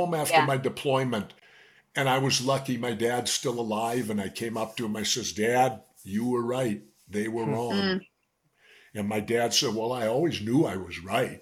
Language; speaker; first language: English; native; English